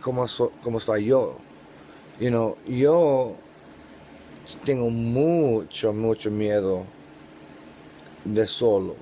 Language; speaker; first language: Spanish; non-native, learner; English